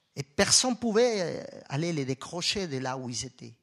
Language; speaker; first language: French; non-native, fluent; Spanish